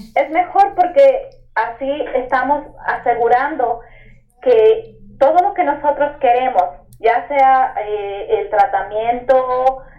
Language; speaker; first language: Spanish; native; Spanish